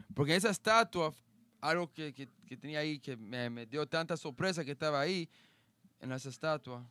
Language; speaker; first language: Spanish; early bilingual, heritage; Spanish